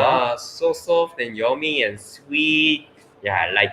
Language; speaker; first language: English; non-native, learner; Korean